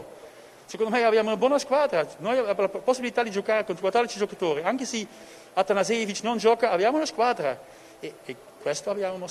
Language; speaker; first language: Italian; non-native, fluent; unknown